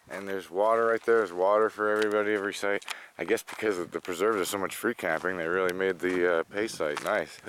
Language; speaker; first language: English; native; English